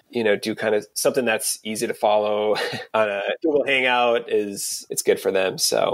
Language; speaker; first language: English; native; English